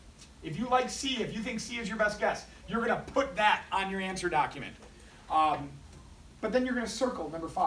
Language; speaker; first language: English; native; English